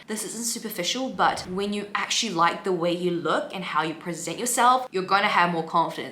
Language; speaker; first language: English; native; English